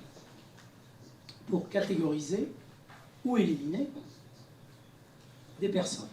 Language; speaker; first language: French; native; French